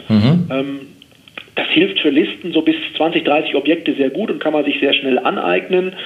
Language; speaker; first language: German; native; German